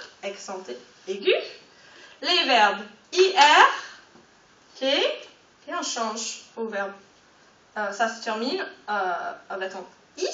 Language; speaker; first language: French; non-native, fluent; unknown